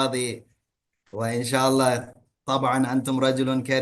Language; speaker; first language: Arabic; early bilingual, heritage; Indonesian